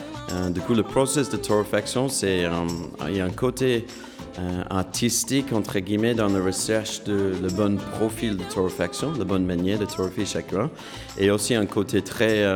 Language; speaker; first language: French; non-native, fluent; English